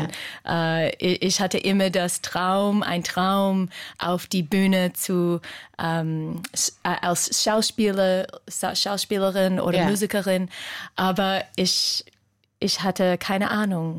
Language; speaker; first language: German; non-native, fluent; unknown